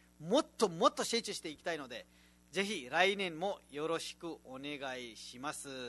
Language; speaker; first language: Japanese; non-native, fluent; Nepali